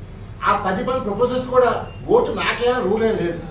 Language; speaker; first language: Telugu; native; Telugu